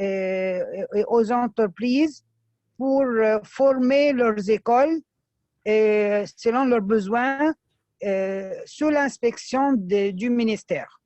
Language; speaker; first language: French; non-native, fluent; Arabic